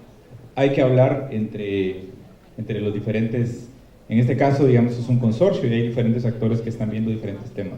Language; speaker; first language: Spanish; native; Spanish